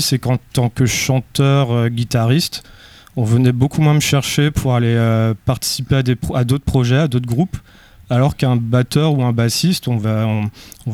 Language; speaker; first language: French; native; French